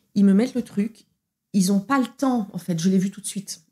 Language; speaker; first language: French; native; French